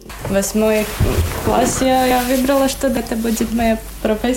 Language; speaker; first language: Russian; non-native, local second language; Latvian